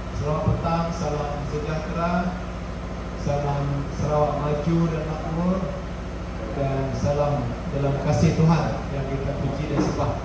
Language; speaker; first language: Malay; non-native, local second language; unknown